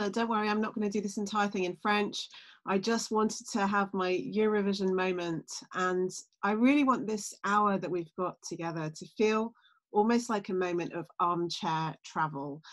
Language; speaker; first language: English; native; English